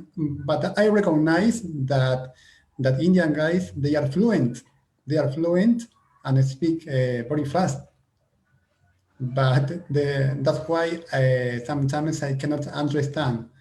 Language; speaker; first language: English; non-native, fluent; Spanish